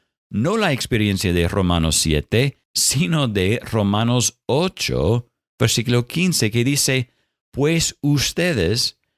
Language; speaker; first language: Spanish; non-native, fluent; English